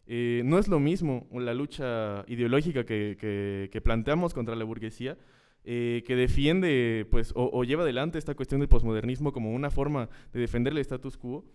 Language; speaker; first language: Spanish; native; Spanish